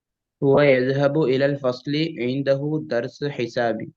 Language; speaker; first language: Arabic; non-native, learner; Tamil